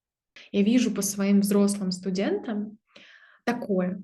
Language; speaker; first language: Russian; native; Russian